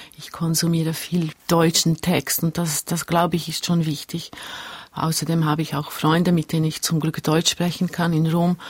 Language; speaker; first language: German; early bilingual, other home language; Hungarian